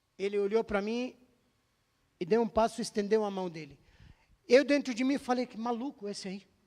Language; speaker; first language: Portuguese; non-native, fluent; Arabic